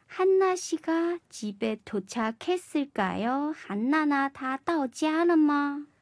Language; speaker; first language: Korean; non-native, fluent; Chinese